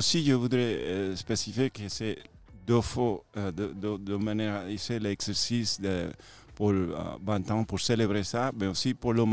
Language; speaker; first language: French; non-native, fluent; Spanish